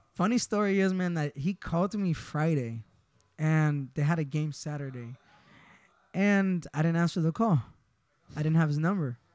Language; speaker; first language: English; early bilingual, other home language; Spanish